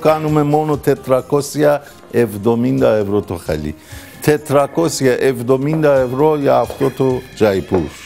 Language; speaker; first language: Greek; non-native, learner; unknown